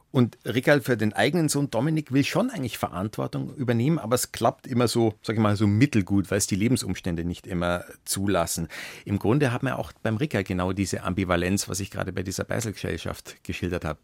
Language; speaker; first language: German; native; German